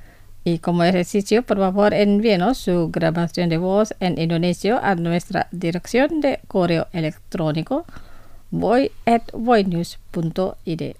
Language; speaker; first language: Spanish; non-native, fluent; Indonesian